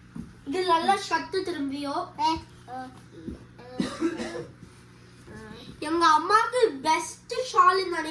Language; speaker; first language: Tamil; early bilingual, heritage; Tamil